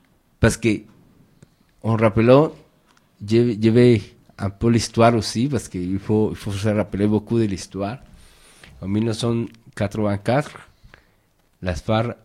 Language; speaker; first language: French; non-native, fluent; Spanish